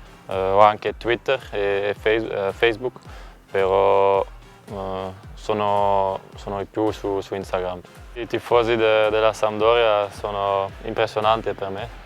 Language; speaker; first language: Italian; non-native, learner; Dutch